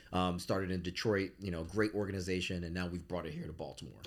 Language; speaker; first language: English; native; English